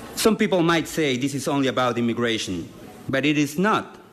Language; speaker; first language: English; non-native, fluent; Spanish